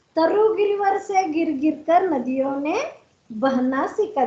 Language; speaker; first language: Hindi; non-native, local second language; Kannada